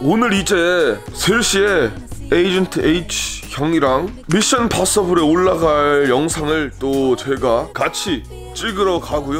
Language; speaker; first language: Korean; early bilingual, heritage; Korean